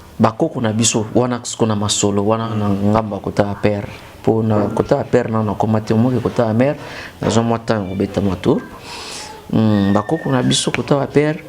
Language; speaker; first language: Lingala; native; Lingala